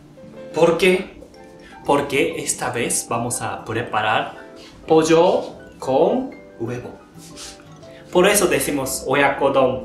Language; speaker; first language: Spanish; non-native, fluent; Japanese